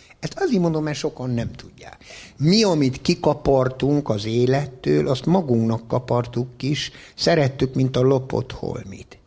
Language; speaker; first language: Hungarian; native; Hungarian